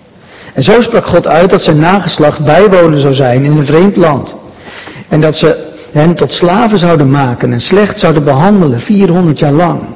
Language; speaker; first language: Dutch; native; Dutch